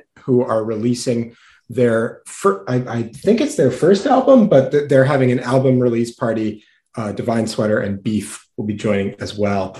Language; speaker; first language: English; native; English